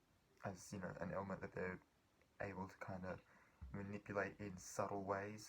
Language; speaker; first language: English; native; English